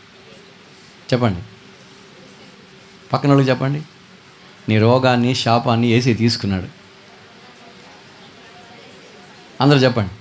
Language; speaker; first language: Telugu; native; Telugu